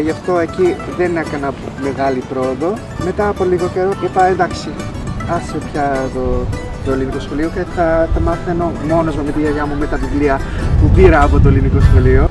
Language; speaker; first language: Greek; early bilingual, heritage; English